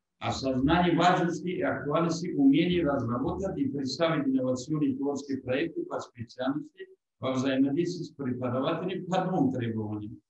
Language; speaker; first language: Russian; non-native, local second language; Tajik